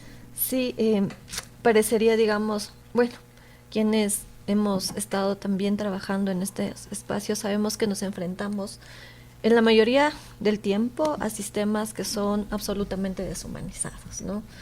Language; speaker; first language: Spanish; native; Spanish